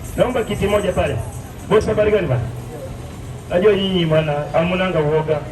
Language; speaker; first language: Swahili; non-native, local second language; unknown